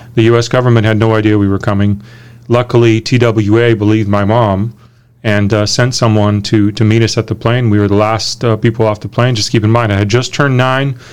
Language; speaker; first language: English; early bilingual, other home language; Romanian